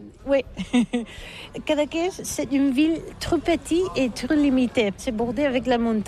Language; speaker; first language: French; non-native, learner; Catalan